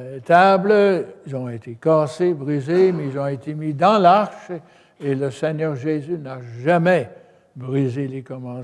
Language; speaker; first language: French; native; French